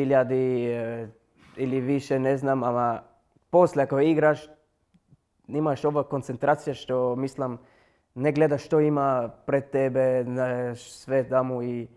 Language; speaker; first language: Macedonian; non-native, learner; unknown